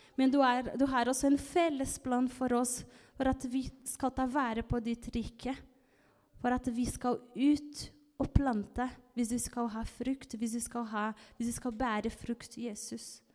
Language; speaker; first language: Norwegian; non-native, fluent; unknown